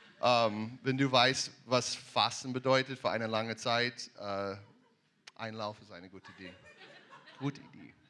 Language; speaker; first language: German; non-native, learner; English